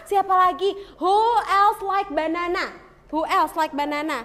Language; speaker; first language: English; non-native, learner; Indonesian